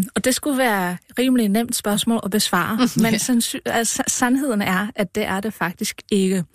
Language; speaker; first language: Danish; non-native, fluent; Czech